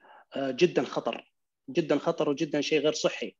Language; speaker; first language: Arabic; native; Arabic